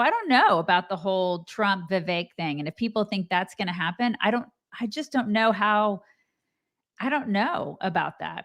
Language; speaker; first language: English; native; English